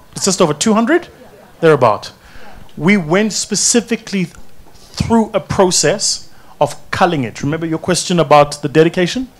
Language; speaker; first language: English; non-native, local second language; Zulu